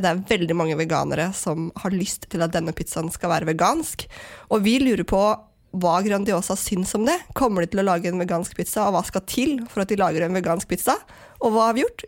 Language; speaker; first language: Norwegian; native; Norwegian